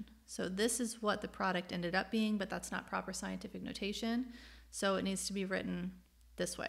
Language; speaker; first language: English; native; English